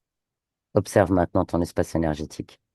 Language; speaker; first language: French; native; French